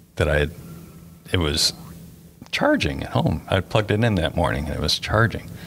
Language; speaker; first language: English; native; English